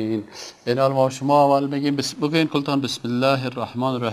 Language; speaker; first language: Persian; native; Persian